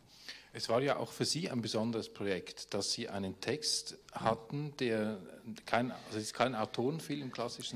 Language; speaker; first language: German; native; German